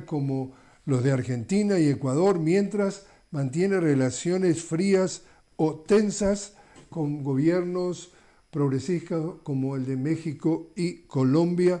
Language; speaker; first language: Spanish; native; Spanish